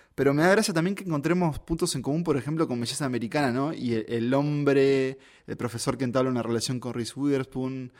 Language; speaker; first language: Spanish; native; Spanish